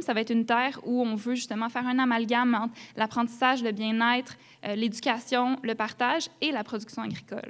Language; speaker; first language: French; native; French